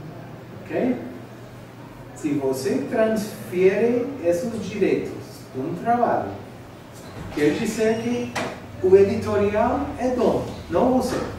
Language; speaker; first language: Portuguese; non-native, learner; English